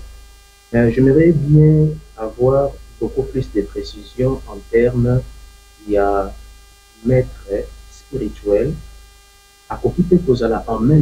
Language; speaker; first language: French; non-native, local second language; Lingala